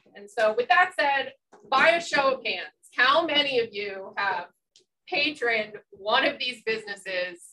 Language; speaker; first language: English; native; English